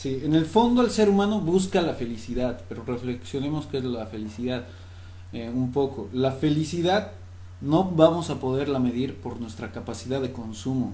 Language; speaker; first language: Spanish; native; Spanish